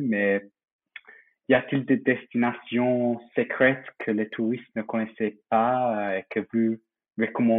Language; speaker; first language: French; non-native, fluent; English